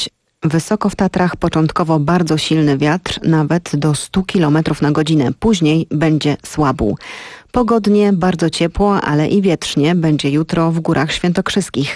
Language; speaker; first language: Polish; native; Polish